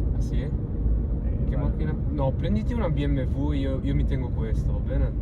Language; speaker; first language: Italian; early bilingual, other home language; Filipino